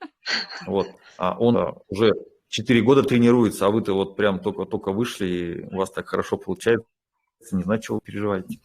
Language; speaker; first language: Russian; native; Russian